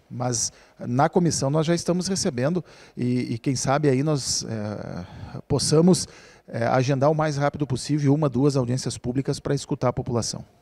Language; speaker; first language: Portuguese; native; Portuguese